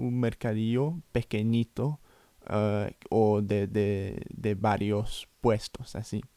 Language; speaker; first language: Spanish; non-native, fluent; English